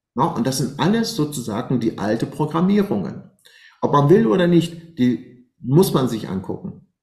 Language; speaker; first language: German; non-native, fluent; Persian